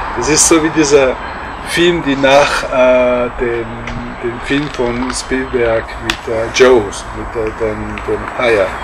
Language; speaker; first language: German; non-native, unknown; French